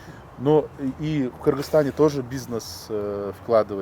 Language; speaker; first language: Russian; non-native, local second language; Kyrgyz